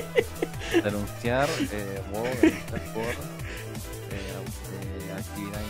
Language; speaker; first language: Spanish; native; Spanish